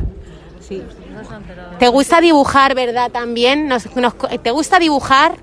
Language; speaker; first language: Spanish; native; Spanish